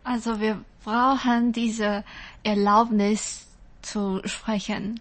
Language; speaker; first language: German; non-native, learner; Chinese